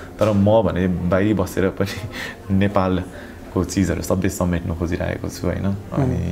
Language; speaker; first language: Nepali; early bilingual, heritage; Nepali